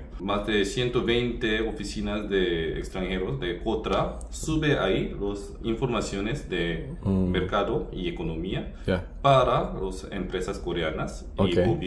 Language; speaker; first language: Spanish; non-native, learner; Korean